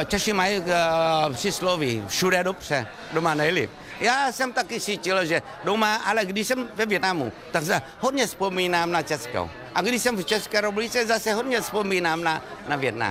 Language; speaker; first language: Czech; non-native, fluent; Vietnamese